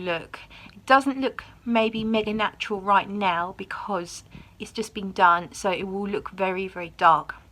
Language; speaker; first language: English; native; English